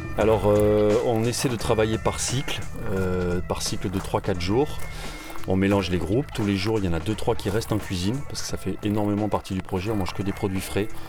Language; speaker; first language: French; native; French